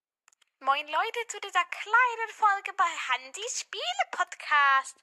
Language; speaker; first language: German; native; German